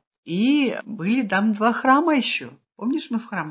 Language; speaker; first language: Russian; native; Russian